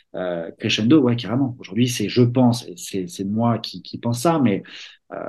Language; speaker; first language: French; native; French